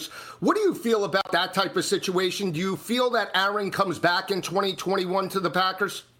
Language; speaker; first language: English; native; English